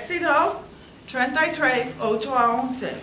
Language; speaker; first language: Spanish; non-native, learner; English